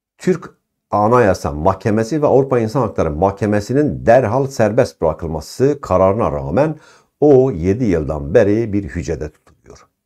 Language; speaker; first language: Turkish; non-native, local second language; Kurdish